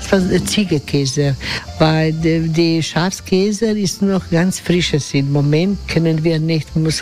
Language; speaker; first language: German; non-native, learner; Croatian